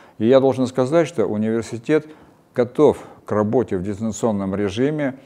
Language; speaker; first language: Russian; native; Russian